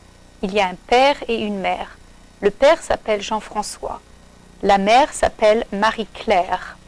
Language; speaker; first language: French; non-native, fluent; English